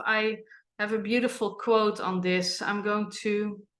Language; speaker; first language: English; non-native, fluent; Dutch